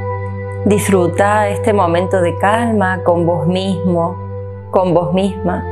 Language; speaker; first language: Spanish; native; Spanish